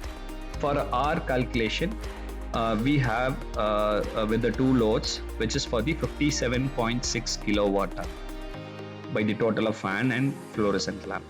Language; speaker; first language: English; non-native, local second language; Tamil